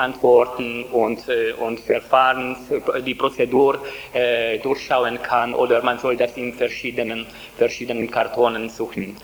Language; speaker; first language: German; non-native, fluent; Hungarian